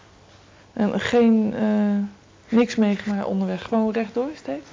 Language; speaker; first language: Dutch; native; Dutch